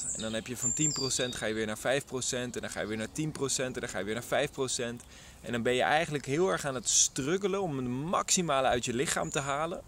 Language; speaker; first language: Dutch; native; Dutch